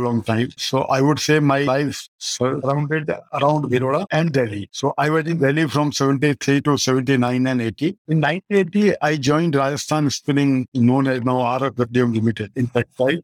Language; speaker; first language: English; non-native, local second language; Marwari